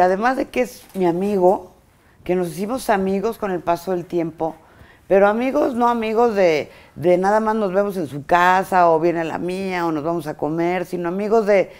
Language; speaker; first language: Spanish; native; Spanish